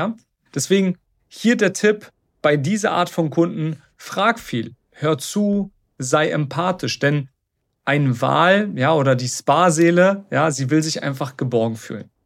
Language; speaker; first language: German; native; German